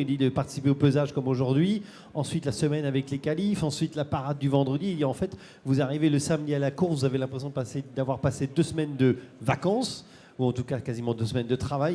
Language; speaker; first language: French; native; French